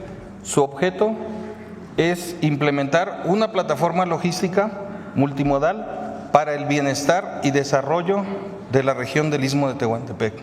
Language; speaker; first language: Spanish; native; Spanish